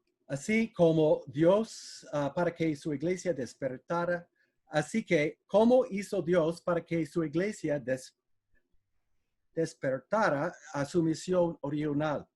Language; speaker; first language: Spanish; non-native, fluent; English